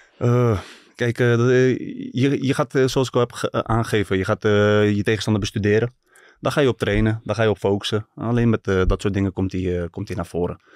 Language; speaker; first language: Dutch; early bilingual, other home language; Turkish